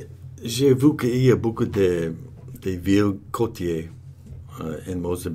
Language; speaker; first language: French; non-native, learner; English